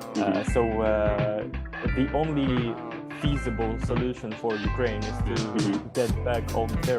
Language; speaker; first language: English; non-native, fluent; Ukrainian